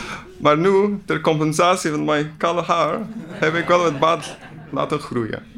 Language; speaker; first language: Dutch; non-native, learner; Persian